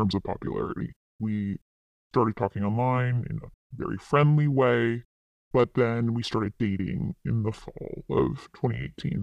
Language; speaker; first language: English; native; English